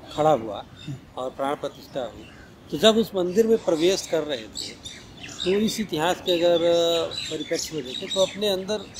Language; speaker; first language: Hindi; native; Hindi